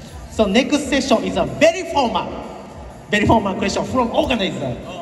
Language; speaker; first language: English; non-native, learner; Japanese